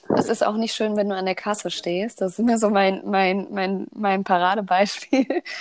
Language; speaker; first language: German; native; German